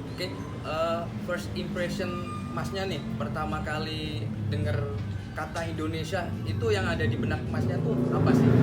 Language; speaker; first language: Indonesian; native; Indonesian